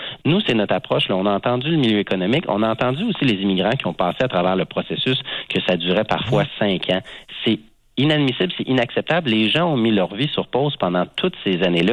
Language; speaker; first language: French; native; French